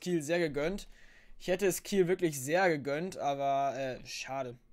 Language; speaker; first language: German; native; German